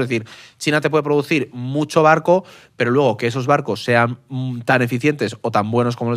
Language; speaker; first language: Spanish; native; Spanish